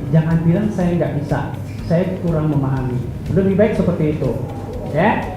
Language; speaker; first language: Indonesian; native; Indonesian